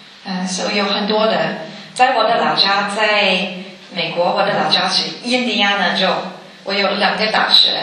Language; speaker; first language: Chinese; non-native, learner; English